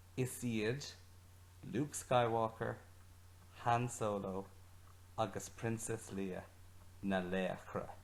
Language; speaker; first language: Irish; non-native, local second language; English